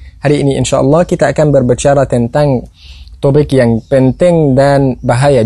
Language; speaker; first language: Indonesian; non-native, fluent; Arabic